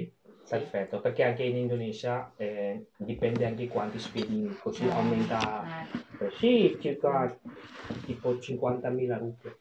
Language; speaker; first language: Italian; non-native, fluent; Indonesian